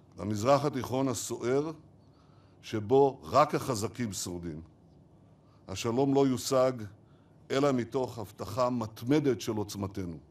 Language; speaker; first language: Hebrew; native; Hebrew